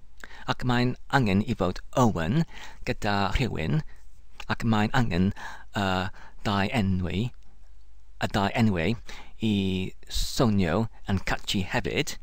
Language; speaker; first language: Welsh; non-native, learner; English